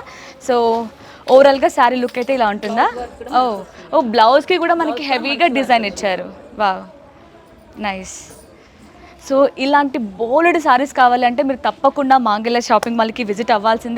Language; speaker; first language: Telugu; native; Telugu